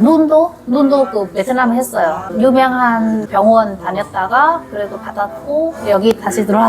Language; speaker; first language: Korean; non-native, learner; Vietnamese